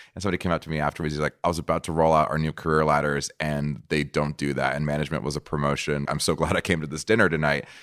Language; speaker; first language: English; non-native, fluent; Portuguese